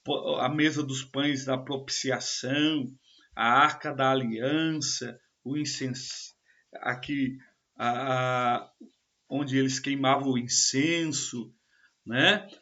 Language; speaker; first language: Portuguese; native; Portuguese